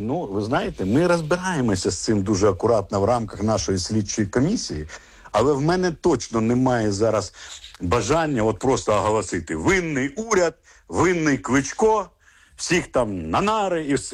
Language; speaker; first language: Ukrainian; native; Ukrainian